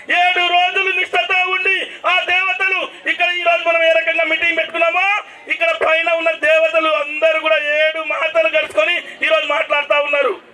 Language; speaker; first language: Telugu; non-native, local second language; Lambadi